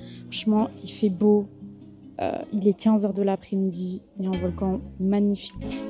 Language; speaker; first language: French; native; French